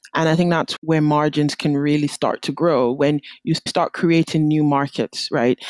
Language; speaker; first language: English; non-native, local second language; Yoruba